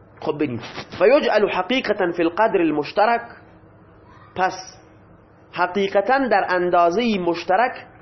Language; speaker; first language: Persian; non-native, local second language; Baluchi